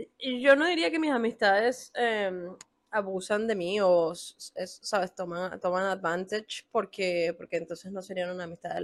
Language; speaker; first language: Spanish; native; Spanish